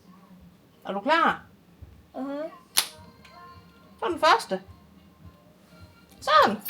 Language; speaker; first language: Danish; native; Danish